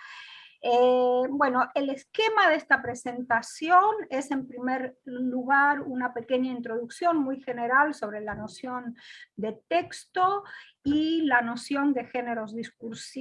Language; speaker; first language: Spanish; non-native, fluent; Greek